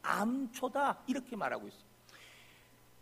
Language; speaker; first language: Korean; native; Korean